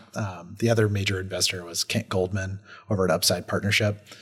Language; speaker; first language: English; native; English